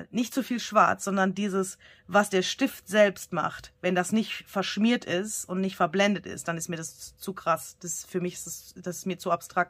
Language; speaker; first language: German; native; German